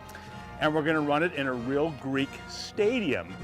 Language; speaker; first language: English; native; English